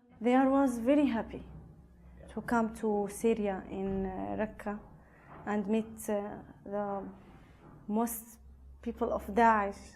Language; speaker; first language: English; non-native, learner; Arabic